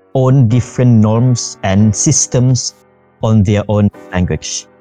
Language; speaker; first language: English; non-native, fluent; Malay